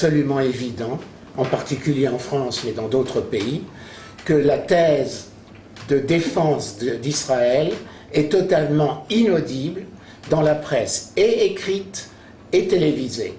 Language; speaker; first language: French; native; French